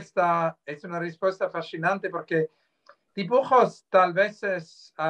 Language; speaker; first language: Spanish; non-native, fluent; Swiss German